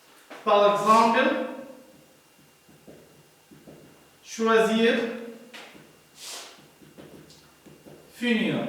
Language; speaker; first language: French; non-native, learner; Arabic